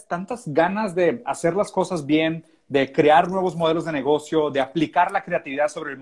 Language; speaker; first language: Spanish; native; Spanish